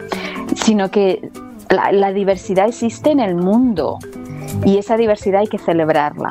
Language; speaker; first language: Spanish; native; Spanish